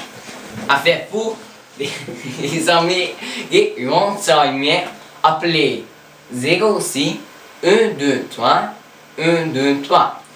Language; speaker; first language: French; non-native, learner; English